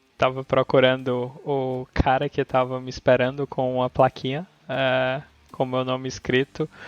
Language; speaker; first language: Portuguese; native; Portuguese